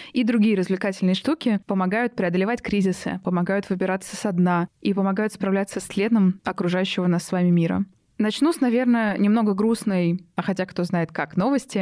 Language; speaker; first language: Russian; native; Russian